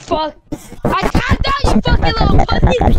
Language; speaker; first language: English; native; English